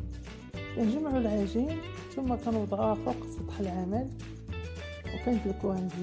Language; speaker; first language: Arabic; native; Arabic